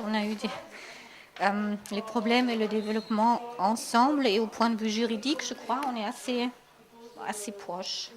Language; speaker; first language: French; non-native, fluent; German